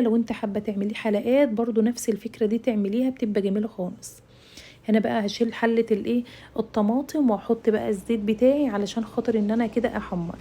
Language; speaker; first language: Arabic; native; Arabic